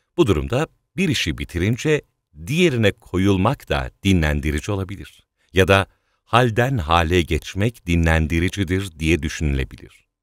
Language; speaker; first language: Turkish; native; Turkish